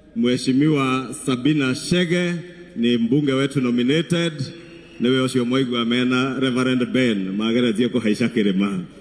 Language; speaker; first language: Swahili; non-native, local second language; Kikuyu